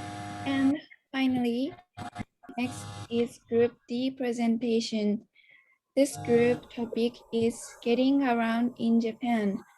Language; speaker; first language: English; non-native, learner; Japanese